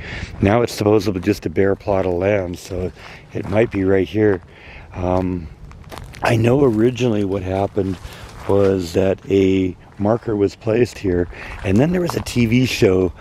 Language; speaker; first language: English; native; English